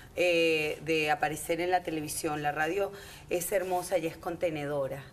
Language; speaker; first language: Spanish; native; Spanish